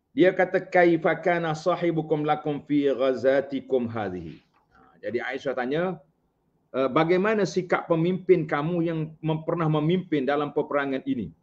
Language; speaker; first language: Malay; native; Malay